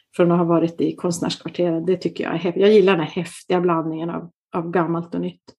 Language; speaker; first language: Swedish; native; Swedish